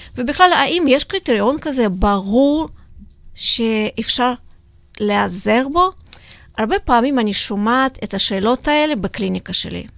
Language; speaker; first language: Hebrew; non-native, fluent; Russian